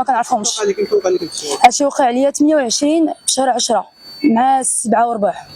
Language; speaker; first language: Arabic; early bilingual, heritage; Arabic